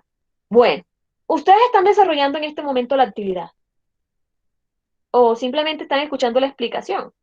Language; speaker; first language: Spanish; native; Spanish